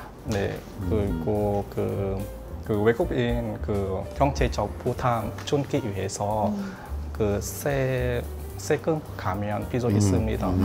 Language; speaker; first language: Korean; non-native, learner; Vietnamese